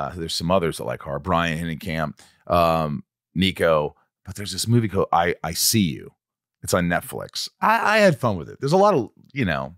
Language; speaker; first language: English; native; English